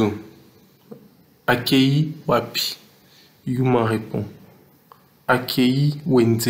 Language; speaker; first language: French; non-native, local second language; Lingala